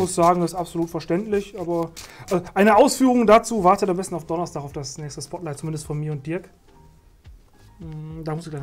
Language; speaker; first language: German; native; German